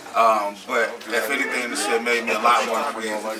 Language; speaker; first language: English; native; English